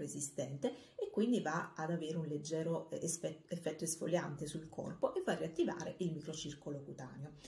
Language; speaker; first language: Italian; native; Italian